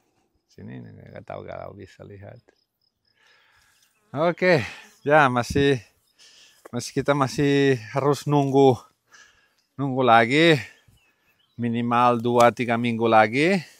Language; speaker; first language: Indonesian; non-native, learner; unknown